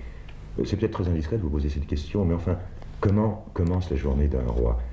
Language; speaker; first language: French; native; French